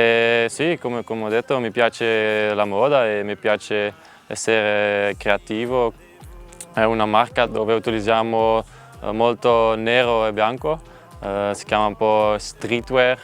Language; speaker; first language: Italian; non-native, learner; Dutch